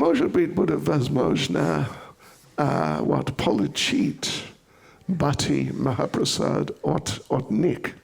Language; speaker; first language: Russian; non-native, learner; English